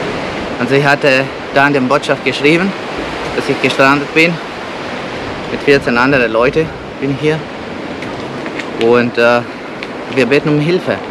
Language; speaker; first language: German; non-native, fluent; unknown